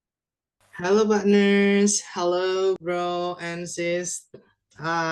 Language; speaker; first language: English; non-native, fluent; Indonesian